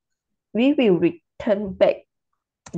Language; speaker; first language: English; non-native, learner; Malay